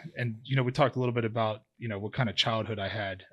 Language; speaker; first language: English; native; English